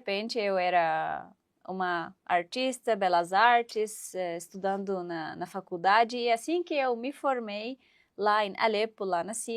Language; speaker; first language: Portuguese; non-native, fluent; Arabic